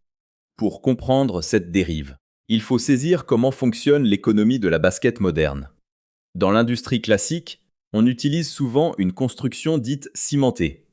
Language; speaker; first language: French; native; French